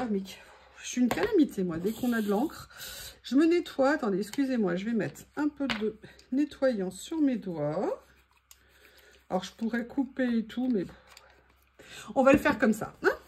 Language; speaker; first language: French; native; French